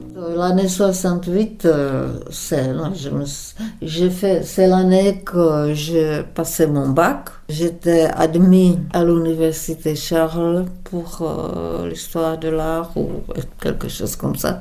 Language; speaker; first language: French; non-native, fluent; Czech